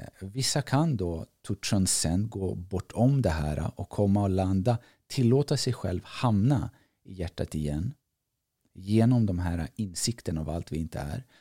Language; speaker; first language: Swedish; early bilingual, other home language; Greek